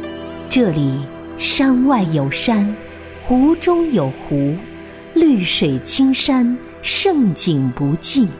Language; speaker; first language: Chinese; native; Chinese